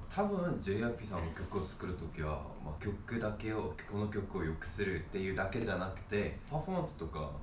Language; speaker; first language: Japanese; non-native, fluent; Korean